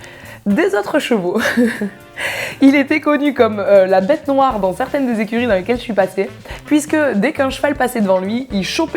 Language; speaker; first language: French; native; French